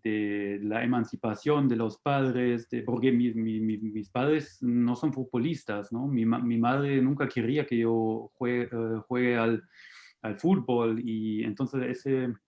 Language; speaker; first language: Spanish; non-native, fluent; German